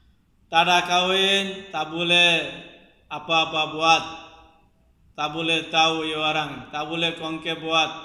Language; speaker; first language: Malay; non-native, local second language; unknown